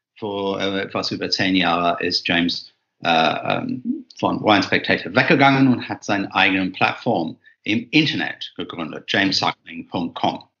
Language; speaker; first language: German; non-native, fluent; English